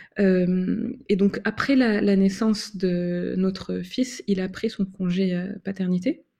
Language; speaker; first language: French; non-native, local second language; Arabic